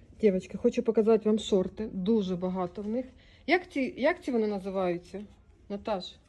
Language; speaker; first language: Ukrainian; native; Ukrainian